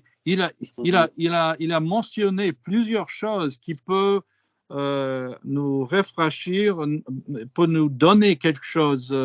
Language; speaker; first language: French; non-native, fluent; English